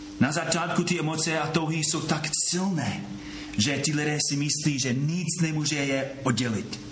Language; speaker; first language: Czech; non-native, fluent; English